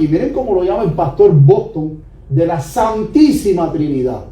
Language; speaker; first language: Spanish; native; Spanish